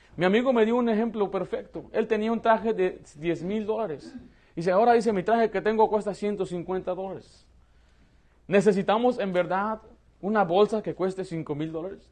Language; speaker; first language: Spanish; early bilingual, heritage; Spanish